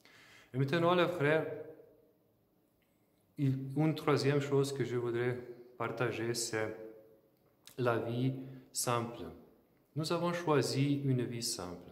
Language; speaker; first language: French; non-native, fluent; Slovenian